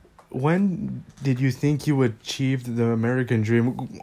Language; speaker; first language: English; early bilingual, other home language; Spanish